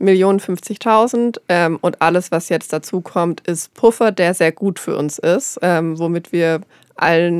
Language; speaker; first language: German; native; German